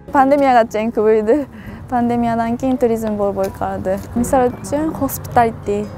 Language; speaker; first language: Kyrgyz; non-native, fluent; Japanese